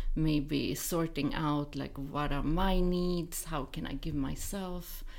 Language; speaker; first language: English; non-native, fluent; Swedish